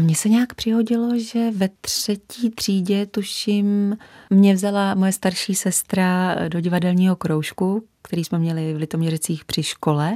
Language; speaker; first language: Czech; native; Czech